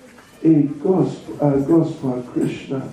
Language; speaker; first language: Russian; non-native, learner; English